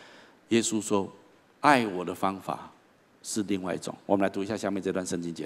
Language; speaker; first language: Chinese; native; Chinese